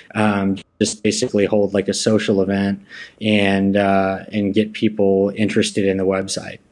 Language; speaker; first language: English; native; English